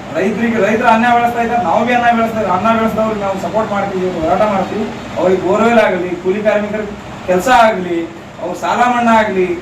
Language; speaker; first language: Kannada; native; Kannada